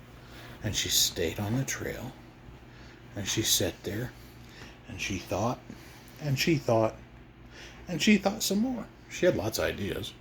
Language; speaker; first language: English; native; English